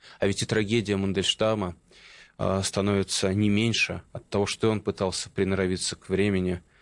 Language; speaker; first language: Russian; native; Russian